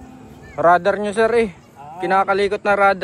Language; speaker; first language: Filipino; native; Filipino